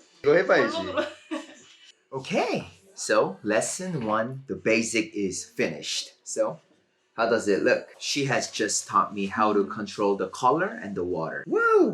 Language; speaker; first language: English; non-native, fluent; Korean